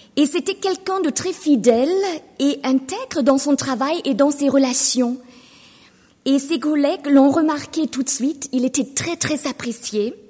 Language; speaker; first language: French; non-native, fluent; German